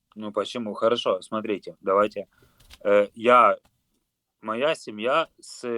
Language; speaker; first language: Russian; non-native, local second language; Ukrainian